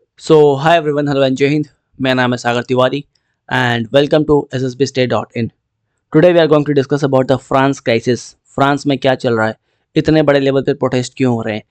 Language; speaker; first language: Hindi; native; Hindi